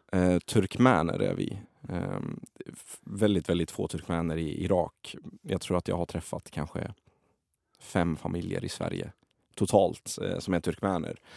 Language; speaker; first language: Swedish; early bilingual, other home language; Arabic